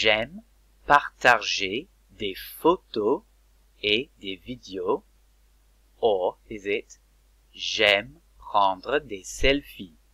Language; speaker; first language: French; non-native, fluent; English